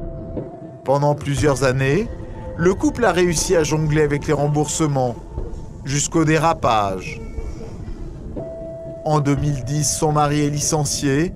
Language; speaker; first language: French; native; French